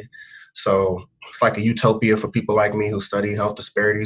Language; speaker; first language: English; native; English